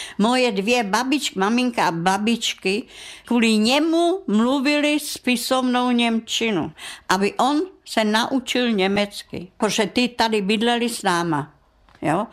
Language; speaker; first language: Czech; non-native, local second language; German